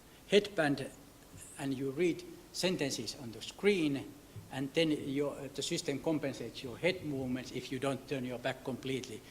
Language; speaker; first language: English; non-native, fluent; Finnish